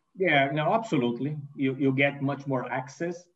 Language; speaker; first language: English; non-native, fluent; Portuguese